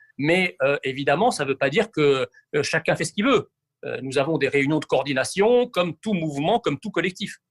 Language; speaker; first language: French; early bilingual, other home language; Arabic